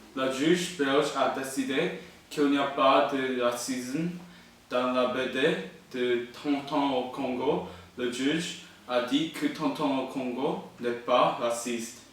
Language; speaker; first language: French; non-native, learner; English